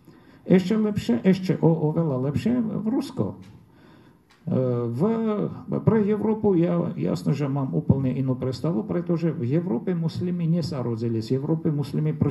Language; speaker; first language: Slovak; non-native, fluent; Armenian